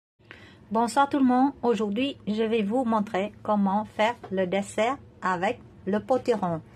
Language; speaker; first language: French; non-native, learner; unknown